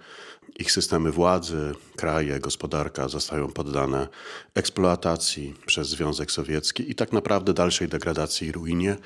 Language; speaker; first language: Polish; native; Polish